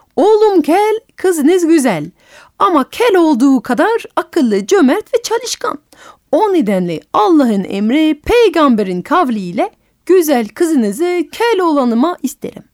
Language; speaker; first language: Turkish; non-native, fluent; French